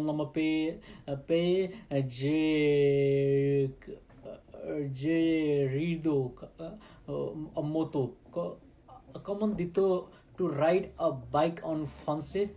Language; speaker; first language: French; non-native, learner; Nepali